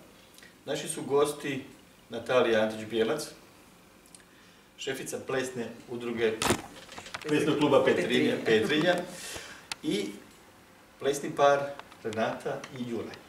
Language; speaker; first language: Croatian; native; Croatian